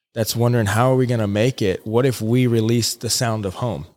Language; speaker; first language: English; native; English